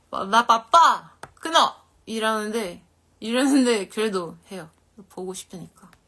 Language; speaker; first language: Korean; non-native, fluent; French